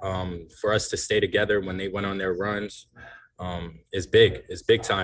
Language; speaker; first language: English; native; English